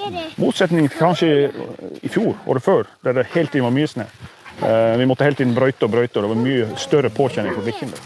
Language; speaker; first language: Norwegian; native; Norwegian